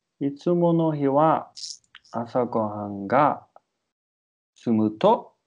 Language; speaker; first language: Japanese; non-native, learner; English